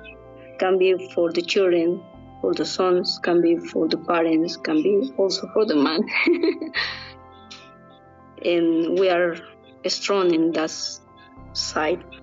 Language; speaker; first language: English; non-native, learner; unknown